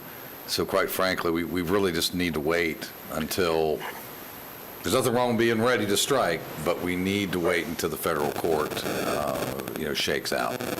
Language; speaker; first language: English; native; English